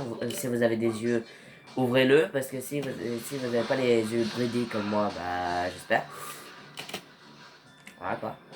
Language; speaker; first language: French; native; French